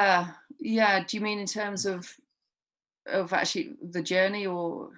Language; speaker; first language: English; native; English